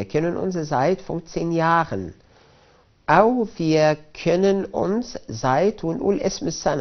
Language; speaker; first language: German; non-native, fluent; Arabic